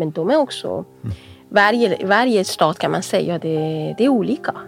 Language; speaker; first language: Swedish; non-native, fluent; Persian